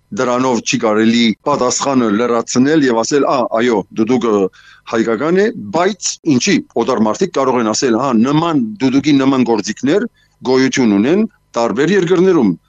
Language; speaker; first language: Armenian; early bilingual, heritage; Armenian